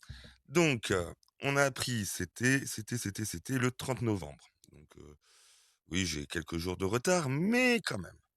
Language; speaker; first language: French; native; French